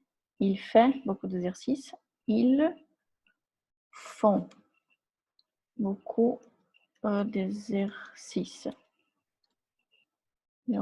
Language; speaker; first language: French; non-native, fluent; Portuguese